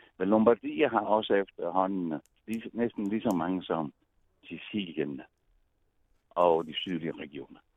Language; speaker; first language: Danish; non-native, fluent; Italian